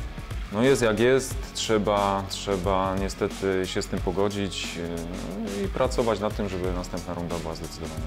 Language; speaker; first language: Polish; native; Polish